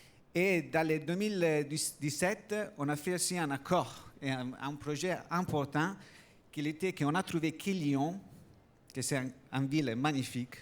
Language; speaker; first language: French; non-native, learner; Italian